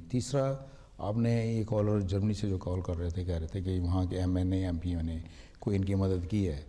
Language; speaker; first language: Urdu; non-native, local second language; Punjabi